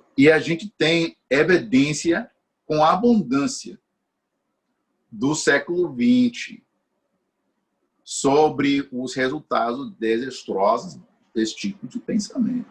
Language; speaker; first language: Portuguese; non-native, fluent; English